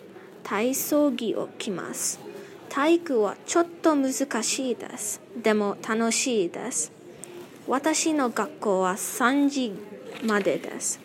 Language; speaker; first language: Japanese; non-native, learner; English